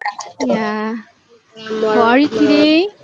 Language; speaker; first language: English; non-native, fluent; Indonesian